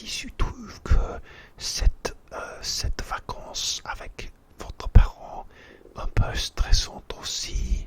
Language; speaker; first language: French; non-native, learner; English